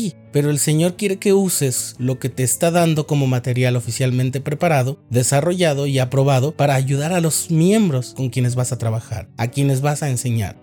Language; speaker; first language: Spanish; native; Spanish